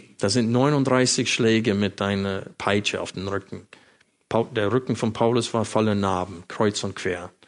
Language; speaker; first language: German; non-native, fluent; English